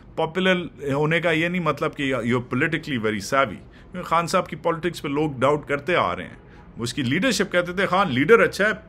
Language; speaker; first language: Urdu; native; Urdu